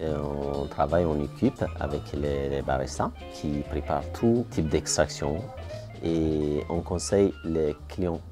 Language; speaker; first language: French; non-native, fluent; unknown